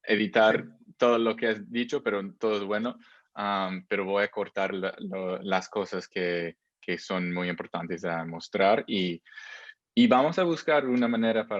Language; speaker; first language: Spanish; non-native, fluent; English